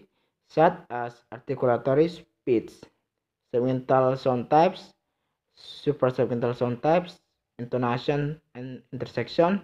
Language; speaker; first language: English; non-native, learner; Indonesian